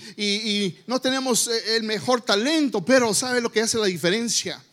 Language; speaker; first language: Spanish; early bilingual, heritage; Spanish